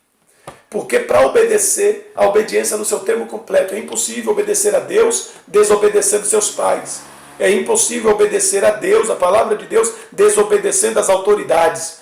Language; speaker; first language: Portuguese; native; Portuguese